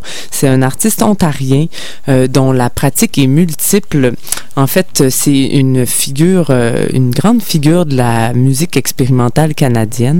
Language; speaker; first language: French; native; French